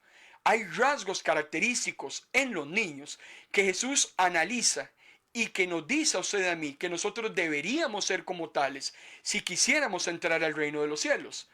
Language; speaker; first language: Spanish; native; Spanish